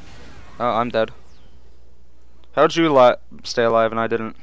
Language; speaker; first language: English; native; English